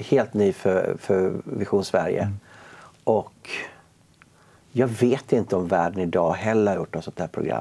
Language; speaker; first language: Swedish; native; Swedish